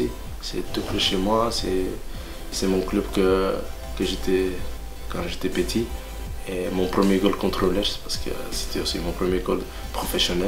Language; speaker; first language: French; non-native, local second language; Dutch